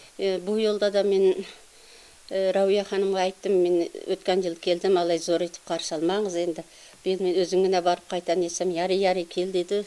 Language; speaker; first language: Tatar; early bilingual, heritage; Tatar